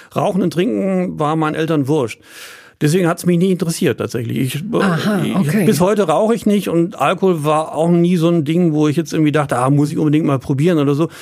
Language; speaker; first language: German; native; German